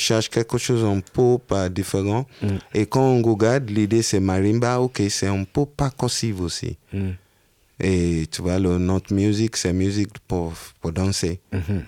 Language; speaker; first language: French; non-native, learner; Yoruba